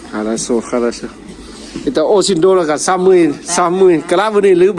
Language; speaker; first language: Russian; non-native, learner; Lao